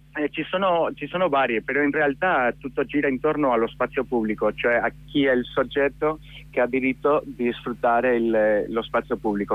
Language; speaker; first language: Italian; non-native, fluent; Catalan